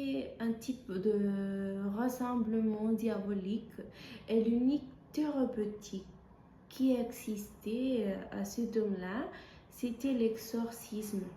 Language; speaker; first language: French; non-native, fluent; Spanish